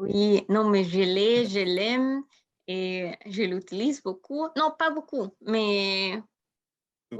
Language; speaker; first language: French; non-native, learner; Spanish